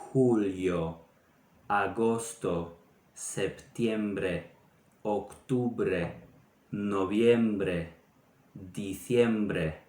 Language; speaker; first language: Spanish; non-native, fluent; Polish